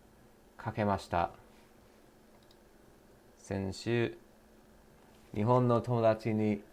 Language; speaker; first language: Japanese; non-native, learner; English